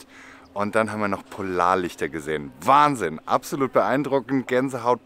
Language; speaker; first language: German; native; German